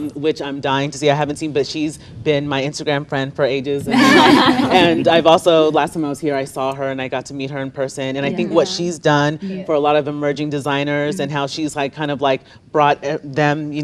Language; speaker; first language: English; native; English